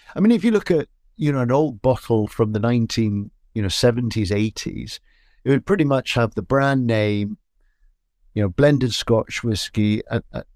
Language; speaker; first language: English; native; English